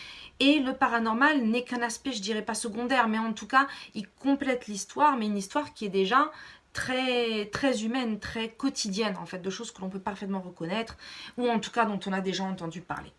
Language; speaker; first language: French; native; French